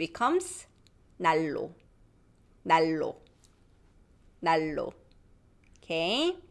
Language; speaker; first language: Korean; non-native, fluent; English